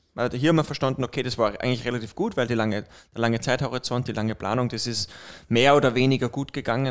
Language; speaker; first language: German; native; German